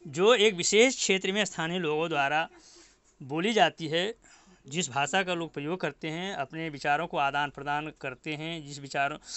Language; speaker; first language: Hindi; native; Hindi